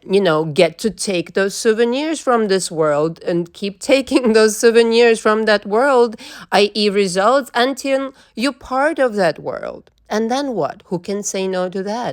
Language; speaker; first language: English; non-native, fluent; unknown